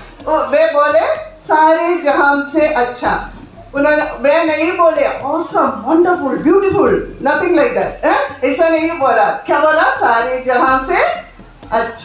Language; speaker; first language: Hindi; non-native, local second language; Malayalam